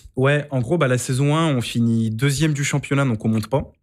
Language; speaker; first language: French; native; French